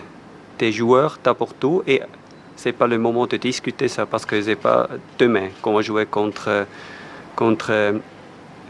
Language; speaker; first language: French; non-native, fluent; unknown